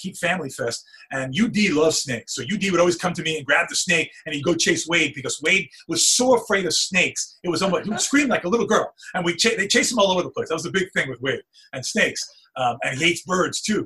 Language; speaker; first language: English; early bilingual, other home language; Spanish